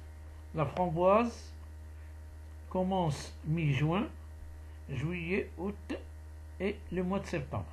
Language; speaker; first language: French; non-native, local second language; Arabic